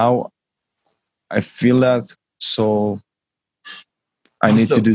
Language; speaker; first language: English; non-native, learner; Czech